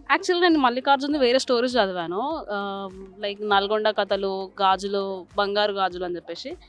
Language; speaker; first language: Telugu; native; Telugu